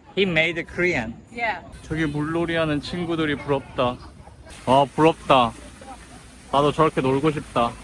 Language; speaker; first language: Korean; native; Korean